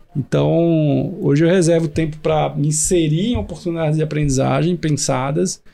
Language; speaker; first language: Portuguese; native; Portuguese